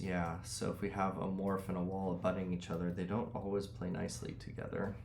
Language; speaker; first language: English; native; English